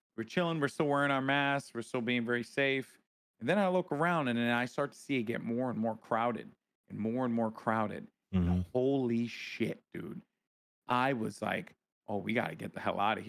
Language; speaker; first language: English; native; English